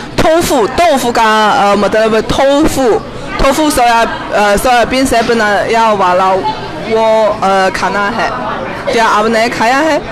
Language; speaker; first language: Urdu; non-native, fluent; Chinese